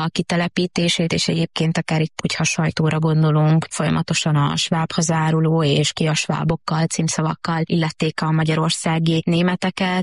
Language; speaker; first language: Hungarian; native; Hungarian